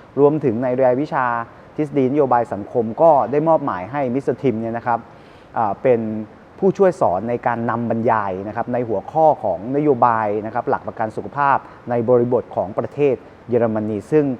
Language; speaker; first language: Thai; native; Thai